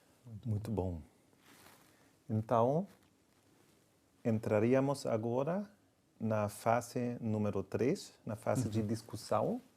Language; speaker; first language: Portuguese; non-native, fluent; German